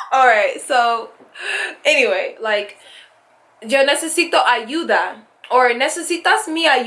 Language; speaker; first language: Spanish; non-native, fluent; English